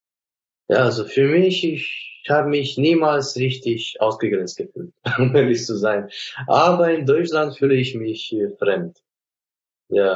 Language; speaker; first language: German; non-native, fluent; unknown